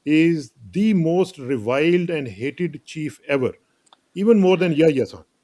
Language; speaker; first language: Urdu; non-native, local second language; Punjabi